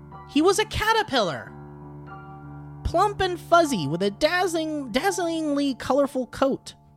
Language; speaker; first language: English; native; English